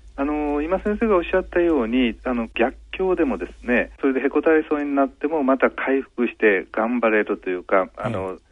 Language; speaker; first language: Japanese; native; Japanese